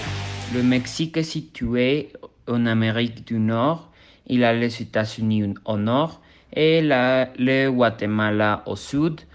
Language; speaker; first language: French; non-native, learner; Spanish